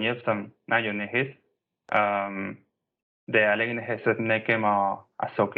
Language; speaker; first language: Hungarian; non-native, learner; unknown